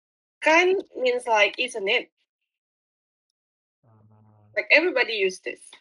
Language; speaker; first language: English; non-native, fluent; Indonesian